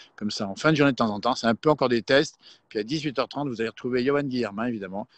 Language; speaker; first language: French; native; French